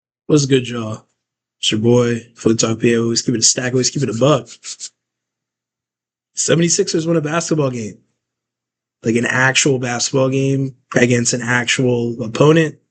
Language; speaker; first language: English; native; English